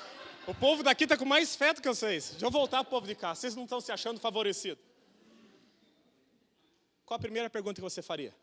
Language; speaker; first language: Portuguese; native; Portuguese